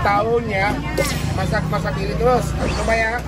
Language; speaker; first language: Indonesian; non-native, learner; Japanese